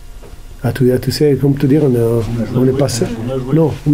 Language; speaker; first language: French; non-native, learner; Italian